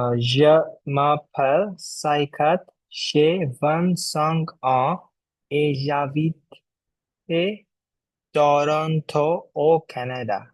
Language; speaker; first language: French; non-native, learner; Bangla